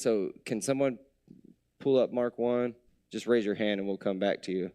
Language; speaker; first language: English; native; English